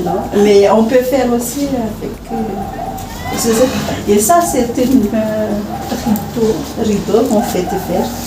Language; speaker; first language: French; non-native, learner; Malagasy